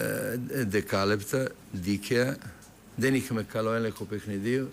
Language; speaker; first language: Greek; non-native, fluent; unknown